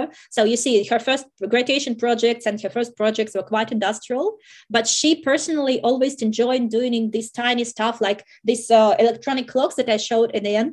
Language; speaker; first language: English; non-native, fluent; Russian